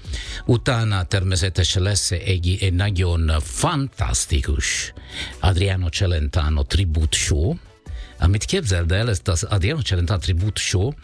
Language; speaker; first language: Hungarian; non-native, fluent; Italian